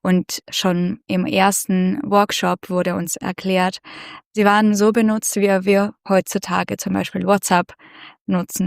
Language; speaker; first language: German; non-native, fluent; Russian